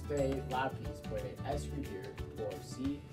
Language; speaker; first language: Spanish; non-native, learner; English